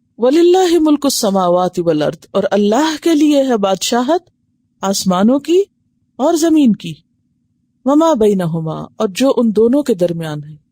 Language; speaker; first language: Urdu; native; Urdu